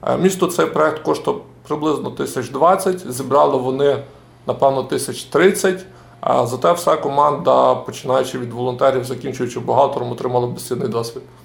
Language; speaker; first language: Ukrainian; native; Ukrainian